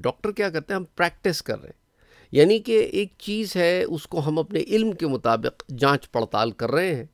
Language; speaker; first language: Urdu; native; Urdu